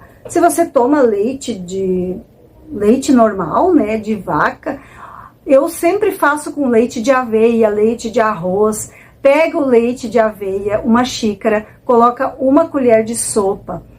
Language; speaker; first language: Portuguese; native; Portuguese